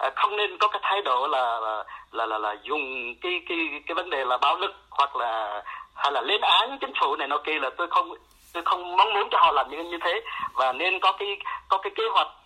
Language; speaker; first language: Vietnamese; non-native, local second language; Eastern Cham